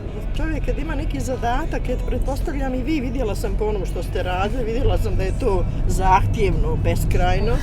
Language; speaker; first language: Bosnian; native; Bosnian